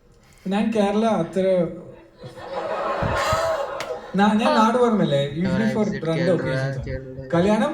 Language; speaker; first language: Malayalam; non-native, learner; English